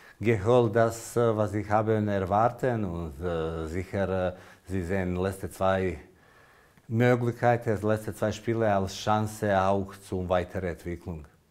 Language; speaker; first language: German; non-native, learner; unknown